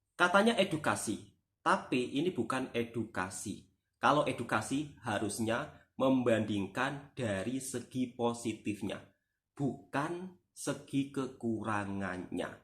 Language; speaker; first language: Indonesian; native; Indonesian